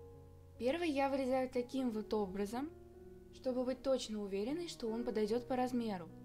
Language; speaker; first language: Russian; native; Russian